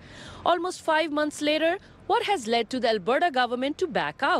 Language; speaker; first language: English; native; English